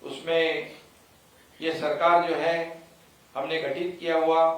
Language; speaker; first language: Hindi; non-native, local second language; Marathi